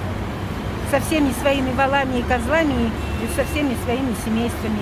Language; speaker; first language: Russian; native; Russian